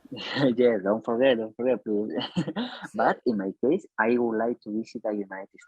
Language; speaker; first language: English; non-native, learner; Spanish